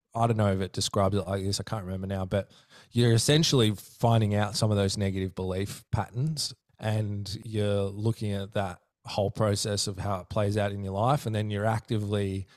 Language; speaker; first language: English; native; English